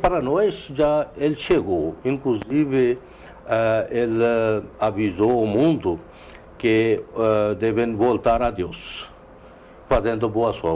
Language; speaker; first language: Portuguese; non-native, learner; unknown